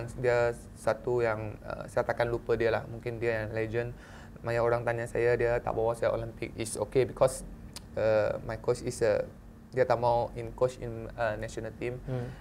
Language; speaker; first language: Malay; non-native, local second language; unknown